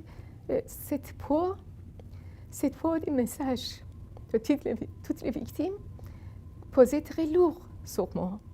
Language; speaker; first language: French; non-native, fluent; Persian